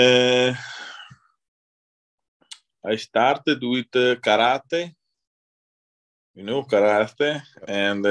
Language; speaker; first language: English; non-native, learner; Italian